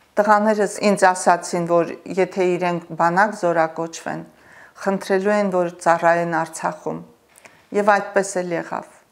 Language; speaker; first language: Armenian; native; Armenian